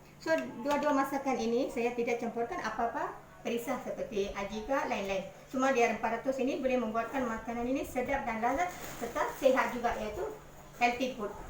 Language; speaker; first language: Malay; non-native, local second language; Tamil